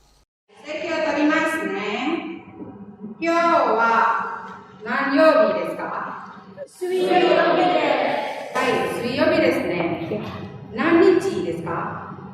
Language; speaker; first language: Japanese; non-native, fluent; Indonesian